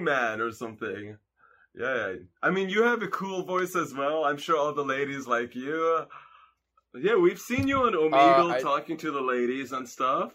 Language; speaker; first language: English; non-native, fluent; Hungarian